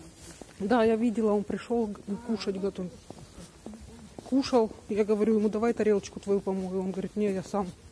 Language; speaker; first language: Russian; native; Russian